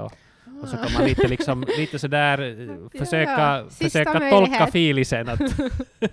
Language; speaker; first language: Swedish; native; Swedish